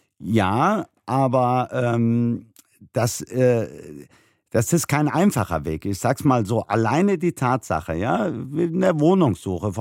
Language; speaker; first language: German; early bilingual, other home language; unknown